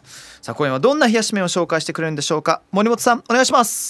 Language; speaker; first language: Japanese; native; Japanese